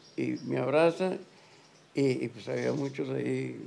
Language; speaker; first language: Spanish; native; Spanish